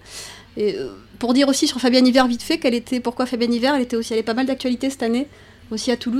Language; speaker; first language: French; native; French